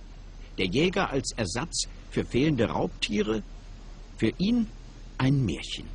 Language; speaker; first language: German; native; German